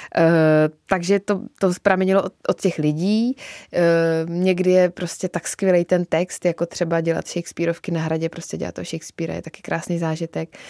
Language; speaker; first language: Czech; native; Czech